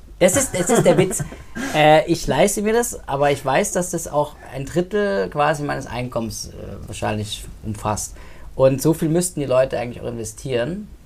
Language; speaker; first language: German; native; German